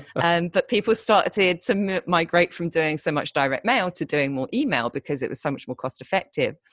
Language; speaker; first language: English; native; English